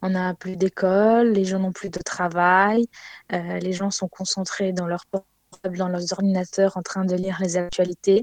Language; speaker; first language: French; non-native, fluent; Ukrainian